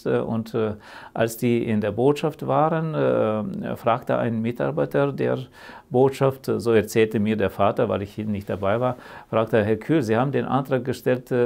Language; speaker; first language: German; early bilingual, heritage; German